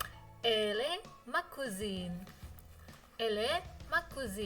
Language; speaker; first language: French; non-native, fluent; Indonesian